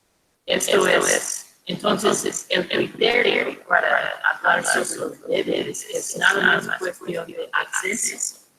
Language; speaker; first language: Spanish; non-native, fluent; English